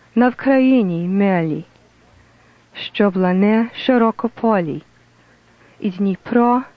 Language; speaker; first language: Ukrainian; non-native, learner; English